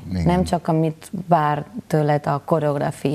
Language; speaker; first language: Hungarian; non-native, fluent; Spanish